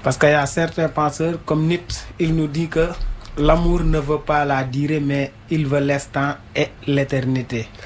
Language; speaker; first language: French; non-native, local second language; Wolof